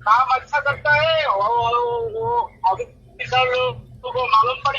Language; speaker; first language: Hindi; non-native, learner; Bangla